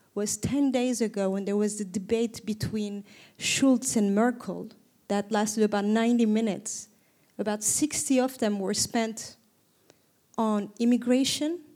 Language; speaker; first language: English; non-native, fluent; Turkish